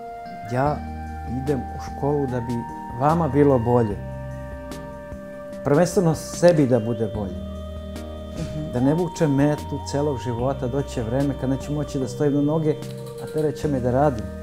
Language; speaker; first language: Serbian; early bilingual, other home language; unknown